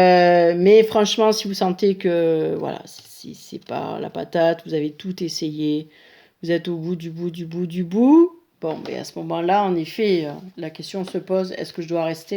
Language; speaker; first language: French; native; French